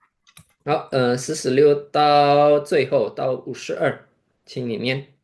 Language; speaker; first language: Chinese; non-native, fluent; Indonesian